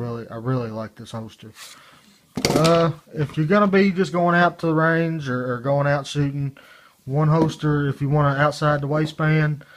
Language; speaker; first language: English; native; English